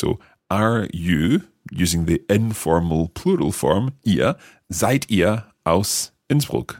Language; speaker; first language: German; non-native, learner; English